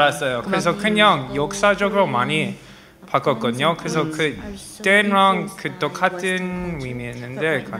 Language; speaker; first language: Korean; non-native, learner; English